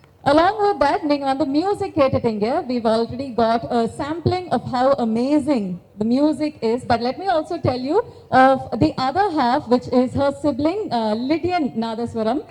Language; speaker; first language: English; non-native, local second language; Tamil